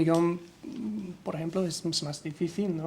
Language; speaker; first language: Spanish; non-native, learner; English